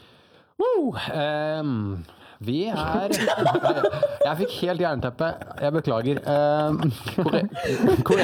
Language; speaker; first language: Norwegian; native; Norwegian